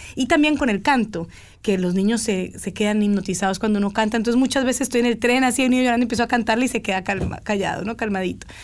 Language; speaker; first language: Spanish; native; Spanish